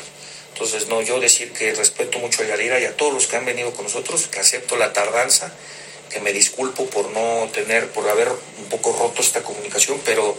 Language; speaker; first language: Spanish; native; Spanish